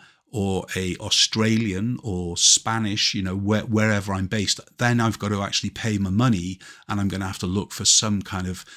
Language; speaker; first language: English; native; English